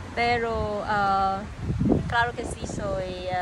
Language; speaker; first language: Spanish; non-native, learner; Cantonese